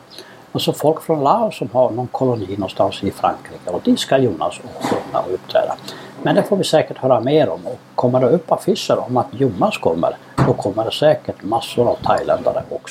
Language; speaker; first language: Swedish; native; Swedish